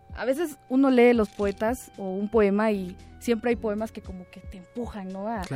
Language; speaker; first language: Spanish; native; Spanish